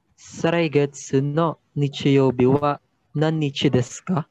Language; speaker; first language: Japanese; non-native, learner; Filipino